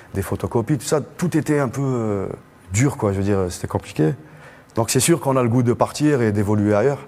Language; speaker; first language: French; non-native, local second language; Arabic